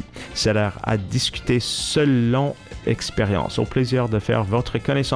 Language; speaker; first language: French; non-native, fluent; English